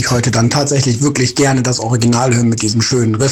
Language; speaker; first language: German; native; German